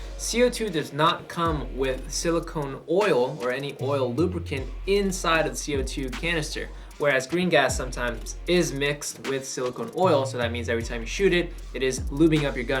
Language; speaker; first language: English; native; English